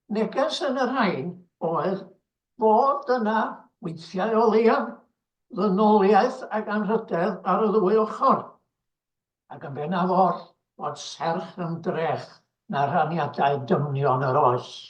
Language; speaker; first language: Welsh; native; Welsh